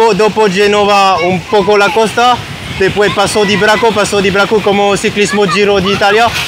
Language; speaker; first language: Italian; non-native, learner; French